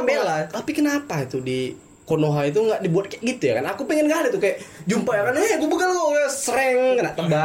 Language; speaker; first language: Indonesian; native; Indonesian